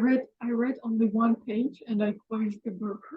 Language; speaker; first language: English; non-native, fluent; Russian